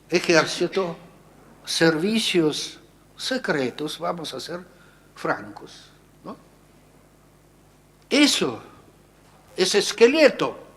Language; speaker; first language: Spanish; non-native, fluent; Russian